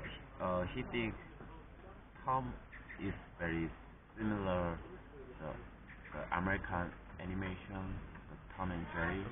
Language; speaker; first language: English; non-native, learner; Korean